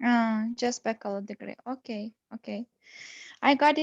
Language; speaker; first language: English; non-native, learner; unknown